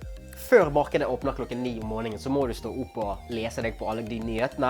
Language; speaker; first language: Norwegian; native; Norwegian